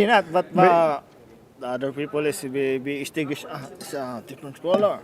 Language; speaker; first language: English; non-native, local second language; Filipino